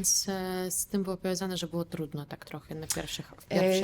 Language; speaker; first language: Polish; non-native, fluent; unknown